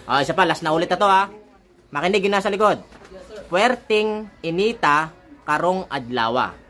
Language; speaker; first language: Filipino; non-native, local second language; Cebuano